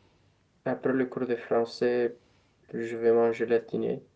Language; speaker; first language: French; non-native, learner; Romanian